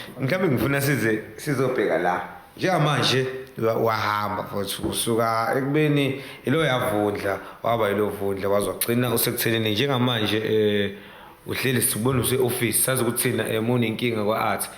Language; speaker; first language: Zulu; native; Zulu